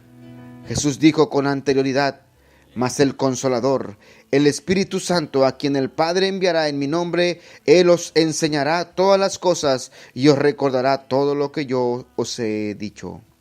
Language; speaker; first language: Spanish; native; Spanish